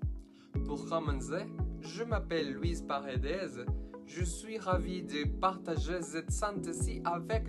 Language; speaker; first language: French; non-native, learner; Spanish